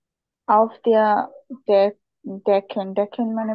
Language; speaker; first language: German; non-native, learner; Bangla